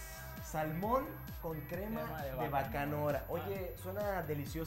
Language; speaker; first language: Spanish; native; Spanish